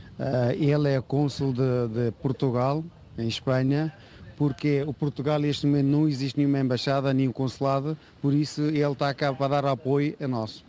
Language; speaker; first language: Portuguese; non-native, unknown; Uzbek